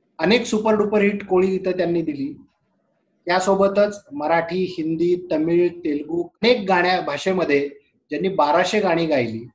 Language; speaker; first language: Marathi; native; Marathi